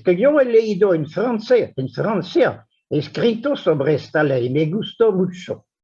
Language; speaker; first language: Spanish; non-native, fluent; French